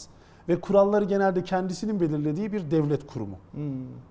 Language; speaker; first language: Turkish; native; Turkish